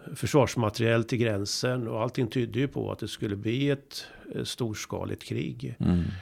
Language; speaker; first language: Swedish; native; Swedish